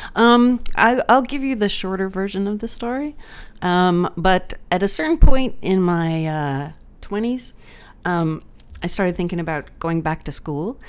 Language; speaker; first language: English; native; English